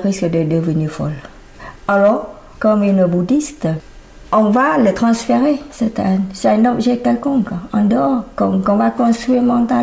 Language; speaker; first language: French; non-native, fluent; Khmer